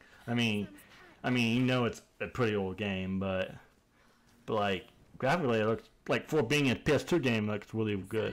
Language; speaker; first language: English; native; English